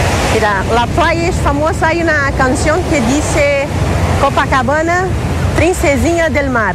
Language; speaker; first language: Spanish; non-native, learner; Portuguese